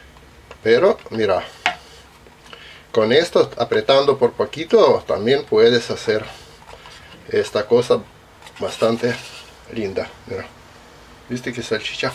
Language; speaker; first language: Spanish; non-native, learner; Russian